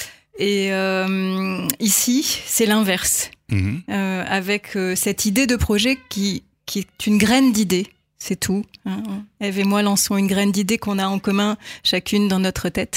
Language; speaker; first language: French; native; French